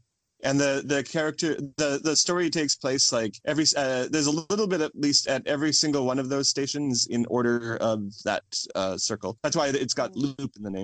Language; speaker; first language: English; native; English